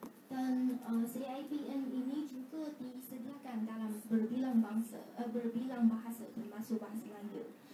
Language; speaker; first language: Malay; non-native, fluent; Chinese